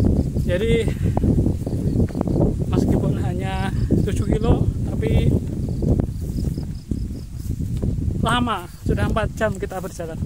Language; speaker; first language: Indonesian; native; Indonesian